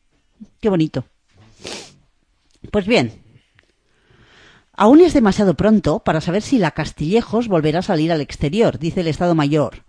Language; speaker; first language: Spanish; native; Spanish